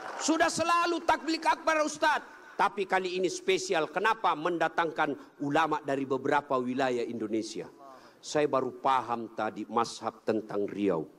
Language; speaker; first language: Indonesian; native; Indonesian